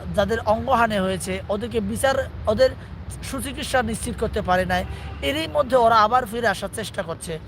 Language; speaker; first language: Bangla; non-native, local second language; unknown